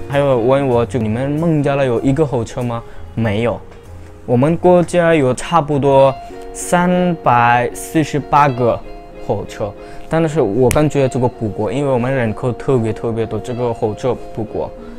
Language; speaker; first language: Chinese; non-native, learner; Bangla